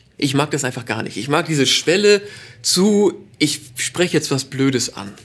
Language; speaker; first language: German; native; German